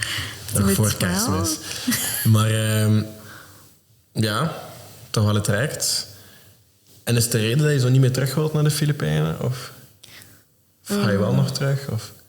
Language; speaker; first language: Dutch; native; Dutch